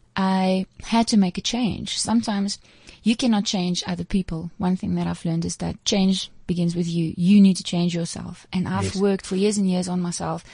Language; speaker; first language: English; non-native, local second language; Afrikaans